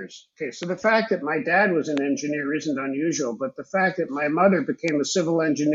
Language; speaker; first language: English; early bilingual, other home language; Hebrew